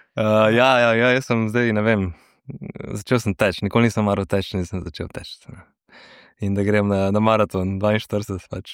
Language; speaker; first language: Slovenian; early bilingual, other home language; Serbian